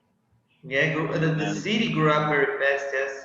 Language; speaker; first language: English; non-native, fluent; Portuguese